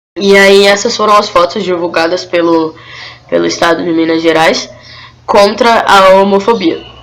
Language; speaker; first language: Portuguese; native; Portuguese